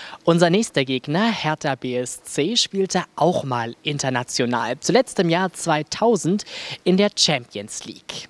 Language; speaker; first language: German; native; German